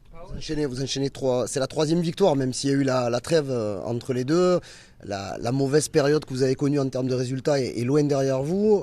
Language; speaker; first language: French; native; French